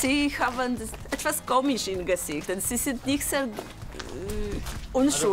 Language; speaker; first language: German; non-native, learner; Polish